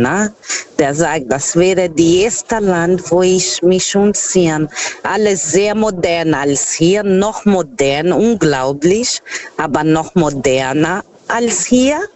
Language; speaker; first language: German; non-native, fluent; Portuguese